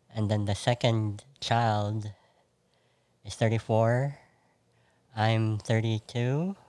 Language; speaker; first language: English; non-native, local second language; Filipino